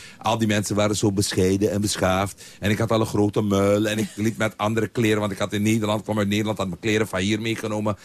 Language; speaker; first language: Dutch; native; Dutch